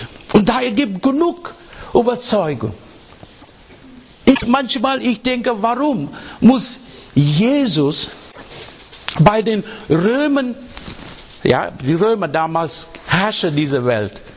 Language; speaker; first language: German; non-native, fluent; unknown